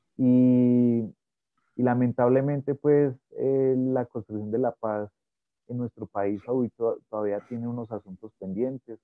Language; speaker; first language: Spanish; native; Spanish